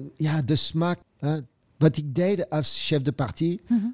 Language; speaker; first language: Dutch; non-native, fluent; French